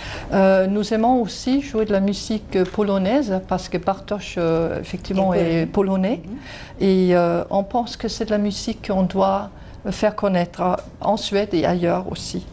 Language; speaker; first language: French; non-native, fluent; Swedish